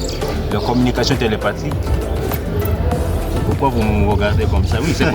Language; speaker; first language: French; non-native, learner; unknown